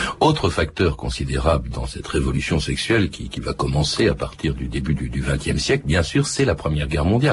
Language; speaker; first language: French; native; French